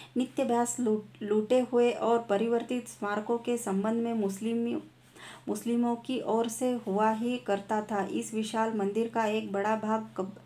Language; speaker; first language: Hindi; non-native, local second language; Marathi